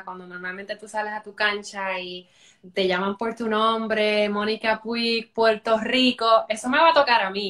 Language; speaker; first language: Spanish; native; Spanish